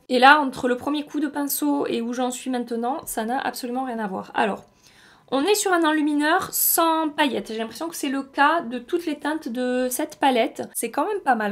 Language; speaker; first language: French; native; French